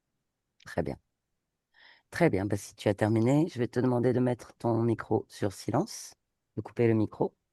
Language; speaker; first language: French; native; French